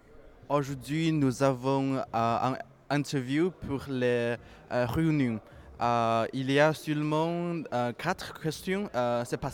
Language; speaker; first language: French; non-native, learner; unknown